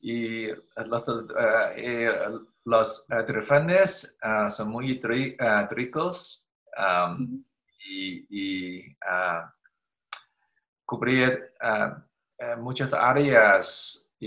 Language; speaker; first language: Spanish; non-native, learner; Chinese